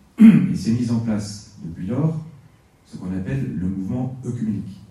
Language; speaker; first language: French; native; French